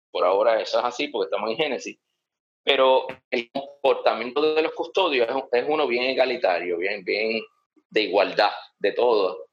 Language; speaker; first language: Spanish; early bilingual, heritage; Spanish